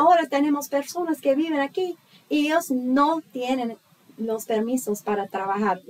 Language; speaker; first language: Spanish; non-native, fluent; English